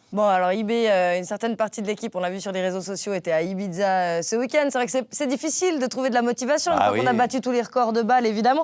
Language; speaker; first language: French; native; French